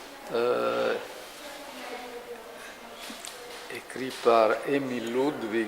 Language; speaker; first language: French; non-native, fluent; Italian